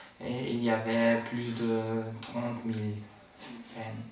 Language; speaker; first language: French; non-native, fluent; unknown